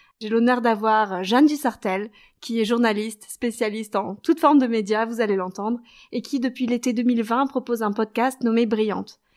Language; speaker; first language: French; native; French